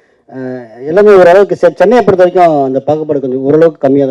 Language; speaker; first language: Tamil; native; Tamil